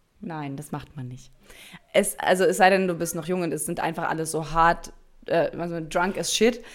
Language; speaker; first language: German; native; German